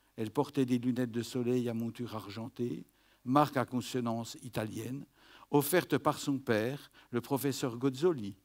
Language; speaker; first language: French; native; French